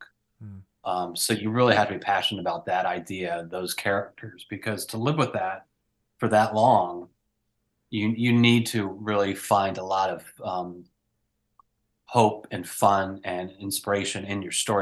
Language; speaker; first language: English; native; English